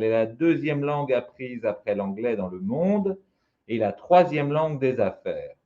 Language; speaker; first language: French; native; French